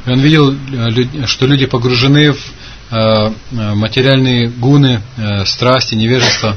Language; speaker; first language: Russian; native; Russian